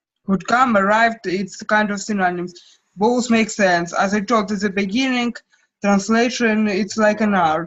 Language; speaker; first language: English; non-native, fluent; Russian